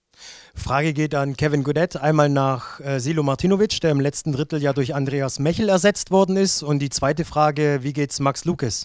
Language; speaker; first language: German; native; German